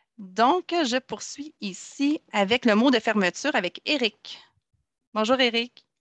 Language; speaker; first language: French; native; French